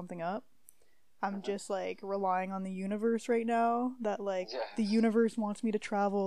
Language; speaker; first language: English; native; English